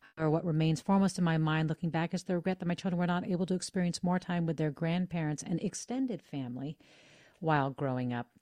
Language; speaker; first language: English; native; English